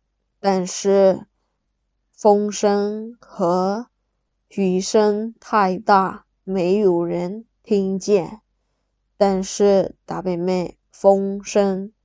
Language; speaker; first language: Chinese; non-native, fluent; Burmese